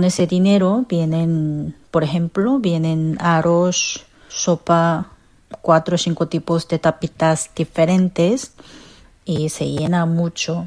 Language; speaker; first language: Spanish; non-native, fluent; Korean